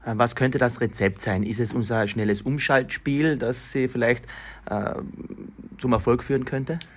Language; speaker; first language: German; native; German